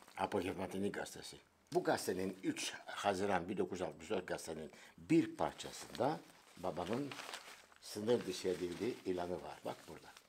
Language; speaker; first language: Turkish; non-native, local second language; Greek